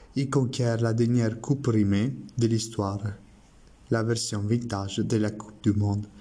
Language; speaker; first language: French; non-native, learner; Italian